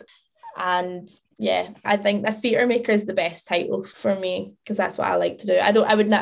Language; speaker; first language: English; native; English